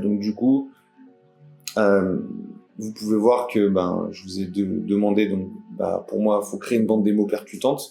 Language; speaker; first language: French; native; French